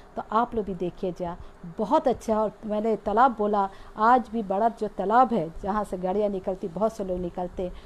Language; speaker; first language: Hindi; native; Hindi